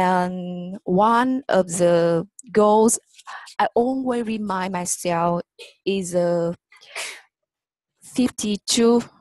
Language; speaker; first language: English; non-native, learner; Vietnamese